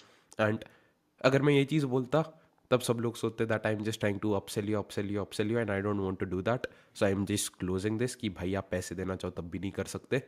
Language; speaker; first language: Hindi; native; Hindi